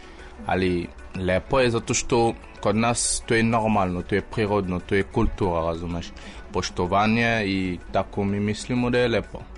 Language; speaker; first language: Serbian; non-native, learner; French